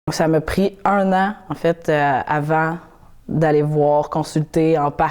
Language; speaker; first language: French; native; French